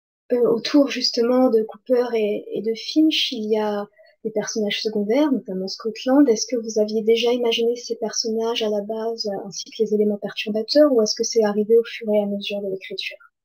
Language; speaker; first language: French; native; French